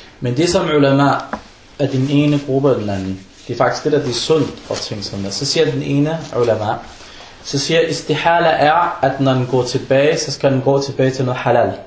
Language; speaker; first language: Danish; non-native, fluent; Arabic